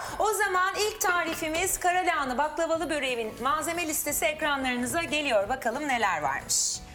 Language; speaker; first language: Turkish; native; Turkish